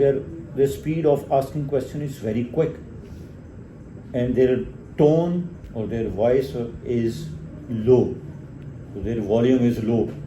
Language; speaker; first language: English; non-native, local second language; Urdu